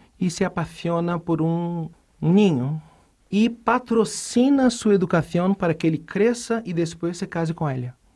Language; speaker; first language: Spanish; non-native, fluent; Portuguese